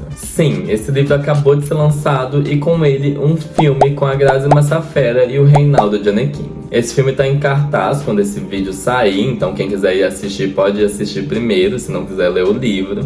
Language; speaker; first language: Portuguese; native; Portuguese